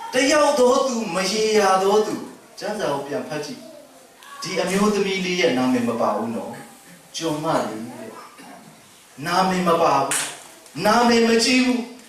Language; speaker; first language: Burmese; non-native, local second language; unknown